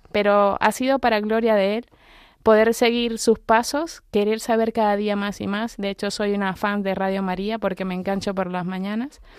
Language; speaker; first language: Spanish; native; Spanish